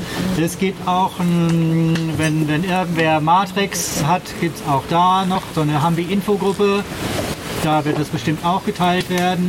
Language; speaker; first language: German; native; German